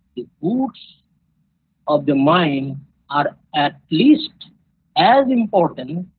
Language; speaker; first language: English; non-native, local second language; Bangla